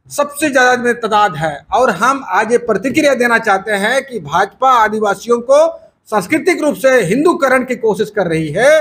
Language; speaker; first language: Hindi; native; Hindi